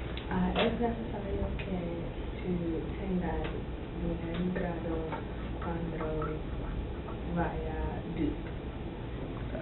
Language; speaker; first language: Spanish; non-native, learner; English